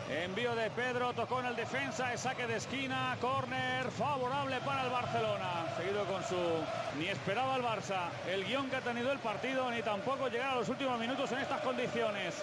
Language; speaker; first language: Spanish; native; Spanish